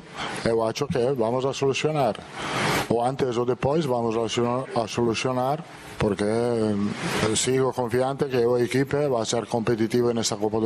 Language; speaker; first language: Portuguese; non-native, fluent; Italian